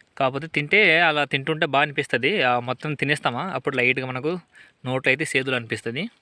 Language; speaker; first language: Telugu; native; Telugu